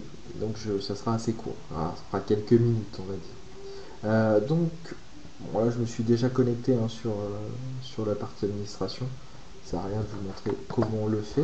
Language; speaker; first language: French; native; French